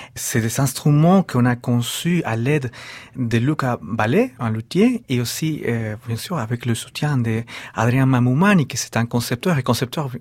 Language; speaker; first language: French; non-native, fluent; Spanish